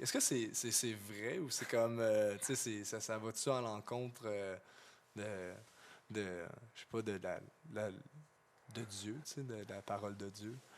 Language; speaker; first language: French; native; French